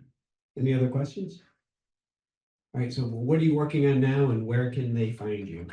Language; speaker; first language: English; native; English